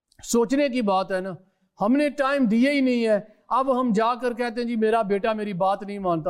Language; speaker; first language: Urdu; early bilingual, other home language; Punjabi